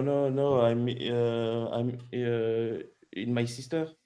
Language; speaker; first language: English; non-native, learner; French